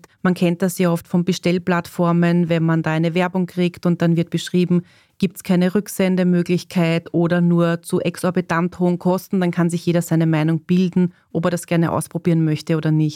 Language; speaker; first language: German; native; German